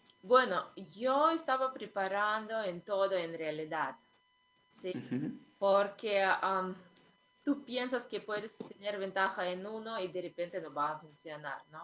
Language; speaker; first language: Spanish; non-native, fluent; Russian